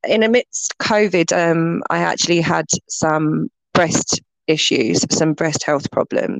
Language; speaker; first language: English; native; English